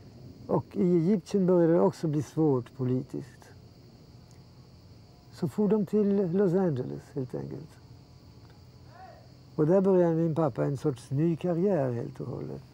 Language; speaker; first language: Swedish; early bilingual, heritage; Swedish